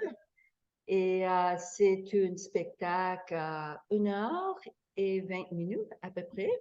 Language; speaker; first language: French; non-native, fluent; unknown